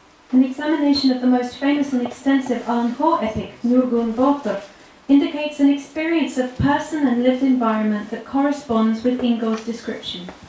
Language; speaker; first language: English; native; English